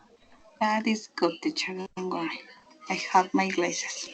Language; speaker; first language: English; non-native, learner; Spanish